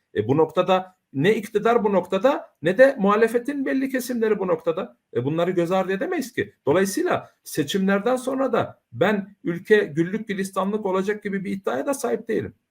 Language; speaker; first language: Turkish; early bilingual, heritage; Turkish